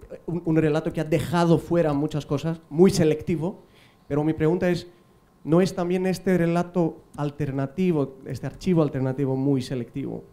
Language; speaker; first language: Spanish; non-native, fluent; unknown